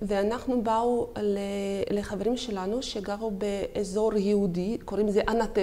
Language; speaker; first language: Hebrew; non-native, learner; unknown